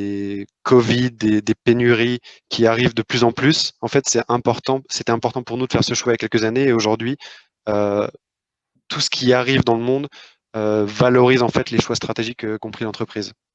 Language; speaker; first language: French; native; French